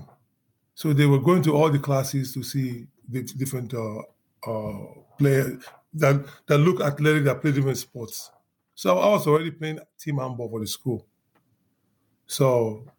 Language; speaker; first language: English; non-native, local second language; Yoruba